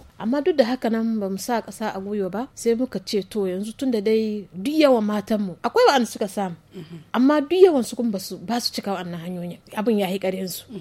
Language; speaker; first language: Hausa; native; Hausa